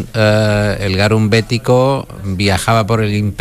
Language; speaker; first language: Spanish; native; Spanish